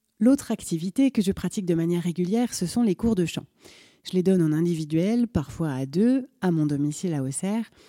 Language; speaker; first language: French; native; French